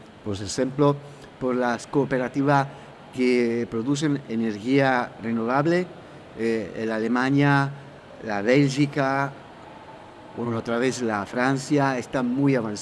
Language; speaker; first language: Spanish; non-native, fluent; Italian